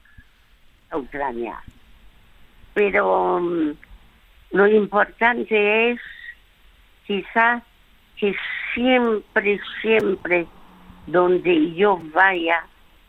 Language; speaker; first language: Spanish; early bilingual, other home language; French